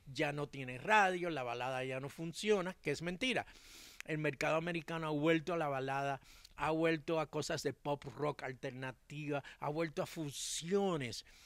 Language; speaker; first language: Spanish; early bilingual, heritage; Spanish